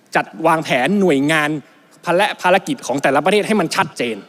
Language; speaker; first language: Thai; native; Thai